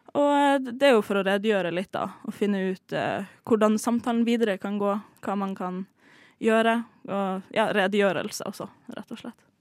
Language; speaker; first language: Norwegian; native; Norwegian